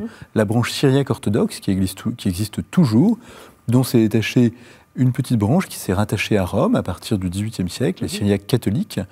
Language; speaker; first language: French; native; French